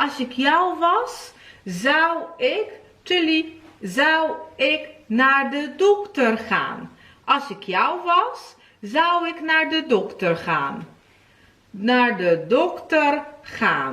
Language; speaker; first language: Dutch; non-native, fluent; Polish